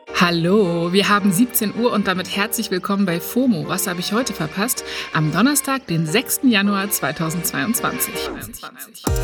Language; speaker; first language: German; native; German